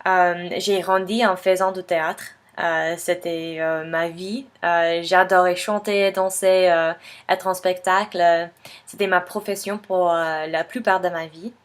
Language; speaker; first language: French; non-native, fluent; English